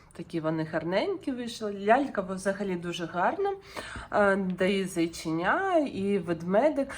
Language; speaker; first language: Ukrainian; non-native, local second language; Russian